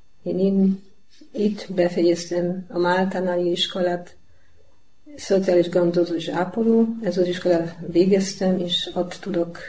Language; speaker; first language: Hungarian; non-native, learner; Polish